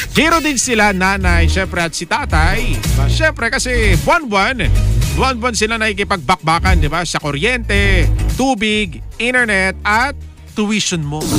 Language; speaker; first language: Filipino; native; Filipino